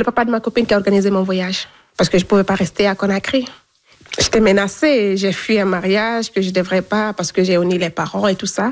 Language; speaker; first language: French; non-native, local second language; Fula